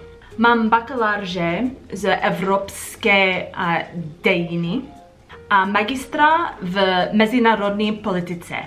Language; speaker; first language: Czech; non-native, learner; English